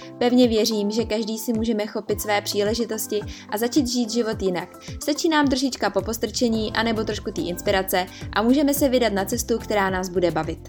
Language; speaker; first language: Czech; native; Czech